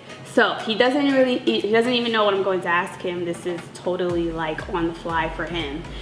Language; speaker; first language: English; native; English